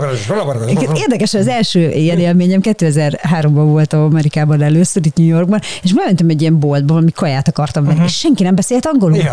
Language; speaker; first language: Hungarian; native; Hungarian